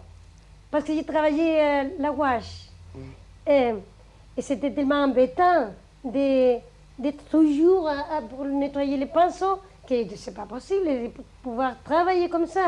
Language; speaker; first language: French; non-native, fluent; Spanish